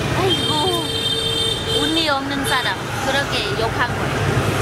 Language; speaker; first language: Korean; non-native, learner; Vietnamese